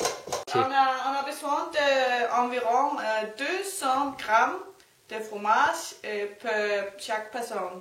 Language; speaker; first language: French; non-native, learner; Danish